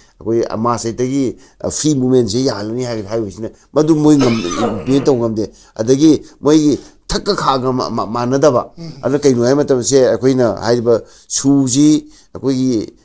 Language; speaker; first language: Manipuri; non-native, local second language; Thado Chin